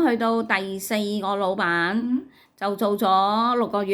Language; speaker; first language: Cantonese; native; Cantonese